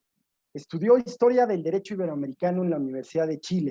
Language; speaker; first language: Spanish; native; Spanish